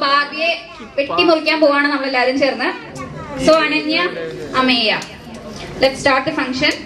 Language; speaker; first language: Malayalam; native; Malayalam